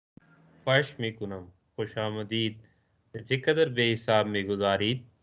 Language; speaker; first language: Persian; non-native, learner; Urdu